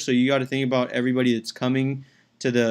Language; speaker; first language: English; native; English